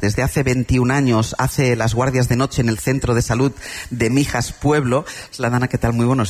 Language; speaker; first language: Spanish; native; Spanish